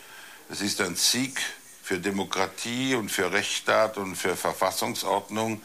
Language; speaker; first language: German; native; German